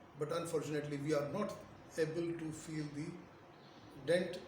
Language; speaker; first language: English; non-native, local second language; Urdu